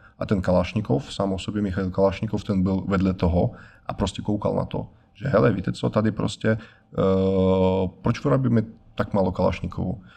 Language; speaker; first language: Czech; non-native, fluent; Russian